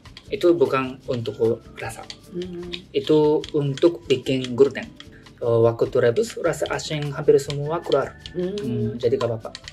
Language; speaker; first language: Indonesian; non-native, learner; Japanese